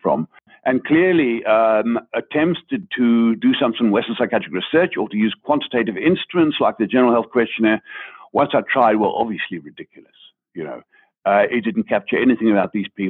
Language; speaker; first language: English; native; English